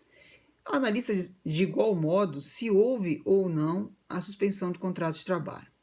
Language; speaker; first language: Portuguese; native; Portuguese